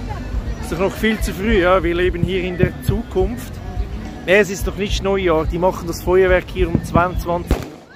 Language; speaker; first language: German; native; German